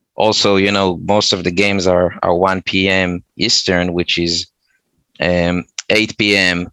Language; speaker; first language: English; non-native, fluent; Hebrew